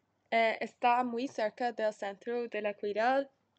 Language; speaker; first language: Spanish; non-native, learner; English